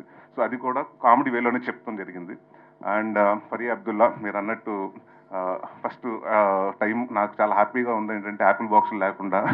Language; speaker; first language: Telugu; native; Telugu